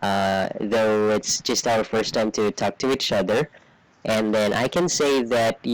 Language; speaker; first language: English; non-native, fluent; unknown